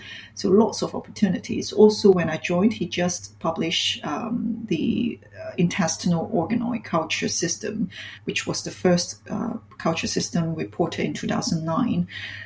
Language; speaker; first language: English; non-native, local second language; Cantonese